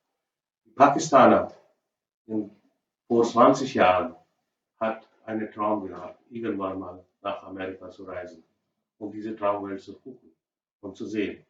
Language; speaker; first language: German; non-native, learner; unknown